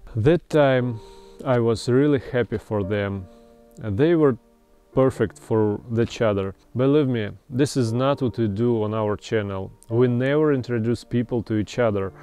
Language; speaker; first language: English; non-native, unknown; Russian